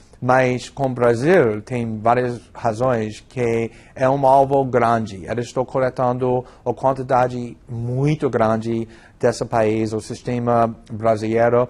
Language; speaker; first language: Portuguese; non-native, fluent; English